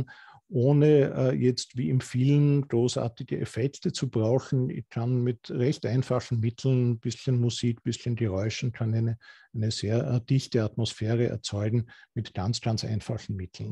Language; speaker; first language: German; native; German